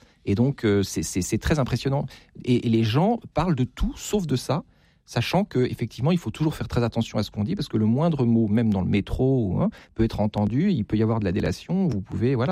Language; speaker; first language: French; native; French